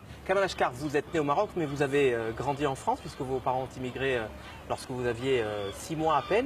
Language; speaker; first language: French; native; French